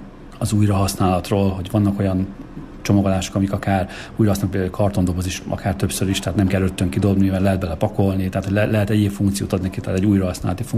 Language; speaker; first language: Hungarian; native; Hungarian